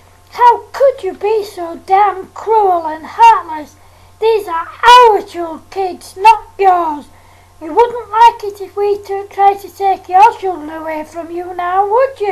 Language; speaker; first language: English; native; English